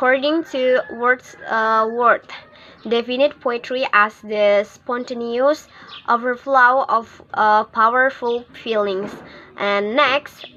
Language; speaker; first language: English; non-native, learner; Indonesian